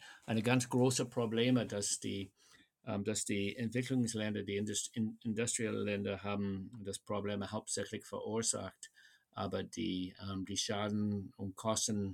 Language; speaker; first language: German; non-native, fluent; English